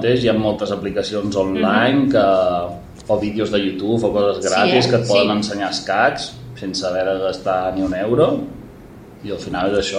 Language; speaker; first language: Catalan; native; Catalan